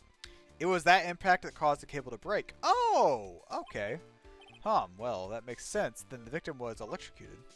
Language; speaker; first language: English; native; English